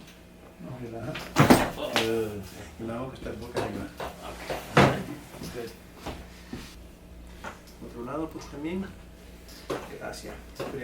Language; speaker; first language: Spanish; early bilingual, heritage; English